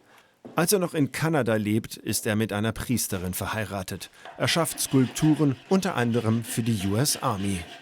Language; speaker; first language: German; native; German